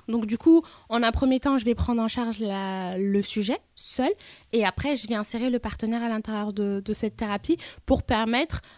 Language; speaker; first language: French; native; French